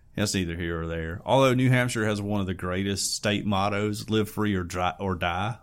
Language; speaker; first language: English; native; English